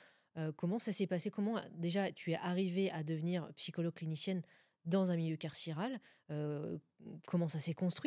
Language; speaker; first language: French; native; French